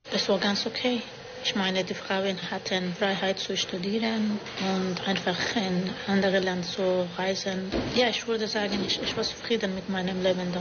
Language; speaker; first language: German; non-native, fluent; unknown